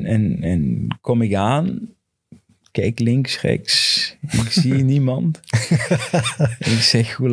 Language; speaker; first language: Dutch; non-native, fluent; Portuguese